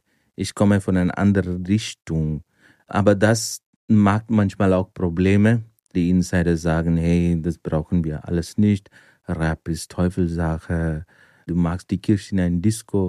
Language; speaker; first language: German; non-native, fluent; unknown